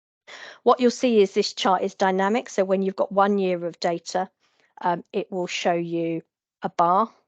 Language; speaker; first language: English; native; English